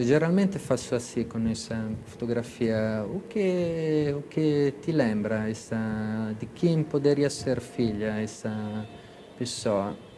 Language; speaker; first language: Portuguese; non-native, fluent; Italian